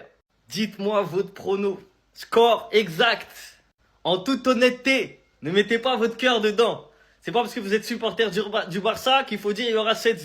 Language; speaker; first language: French; native; French